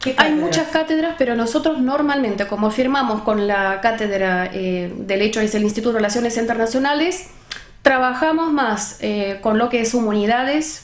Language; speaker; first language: Spanish; non-native, fluent; Russian